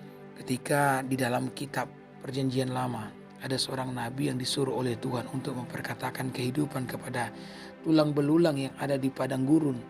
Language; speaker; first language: Indonesian; native; Indonesian